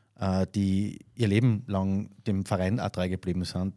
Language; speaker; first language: German; native; German